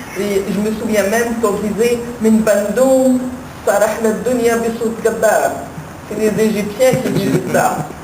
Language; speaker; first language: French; non-native, local second language; Arabic